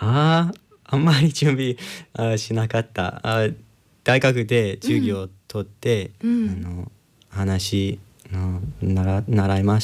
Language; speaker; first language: Japanese; non-native, learner; English